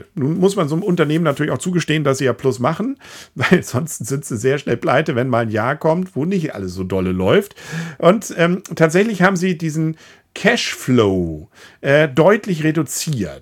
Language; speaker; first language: German; native; German